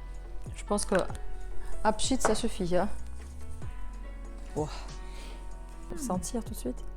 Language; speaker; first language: French; non-native, fluent; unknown